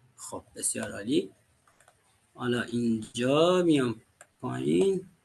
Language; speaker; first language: Persian; native; Persian